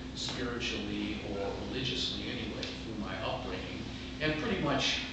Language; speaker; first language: English; native; English